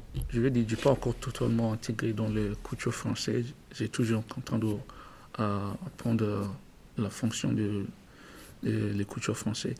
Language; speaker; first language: French; non-native, learner; English